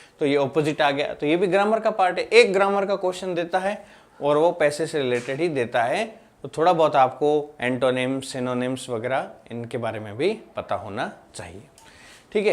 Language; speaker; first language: Hindi; non-native, local second language; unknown